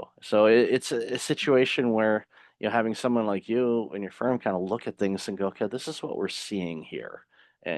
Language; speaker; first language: English; native; English